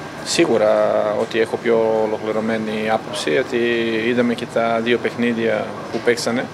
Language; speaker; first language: Greek; non-native, fluent; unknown